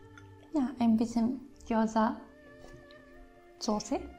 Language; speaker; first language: German; non-native, fluent; Japanese